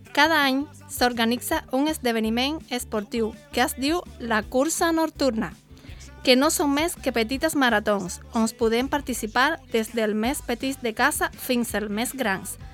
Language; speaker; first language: Catalan; non-native, learner; Spanish